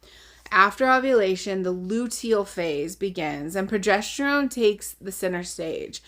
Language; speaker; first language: English; native; English